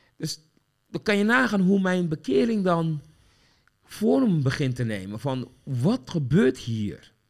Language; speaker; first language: Dutch; early bilingual, other home language; Sranan Tongo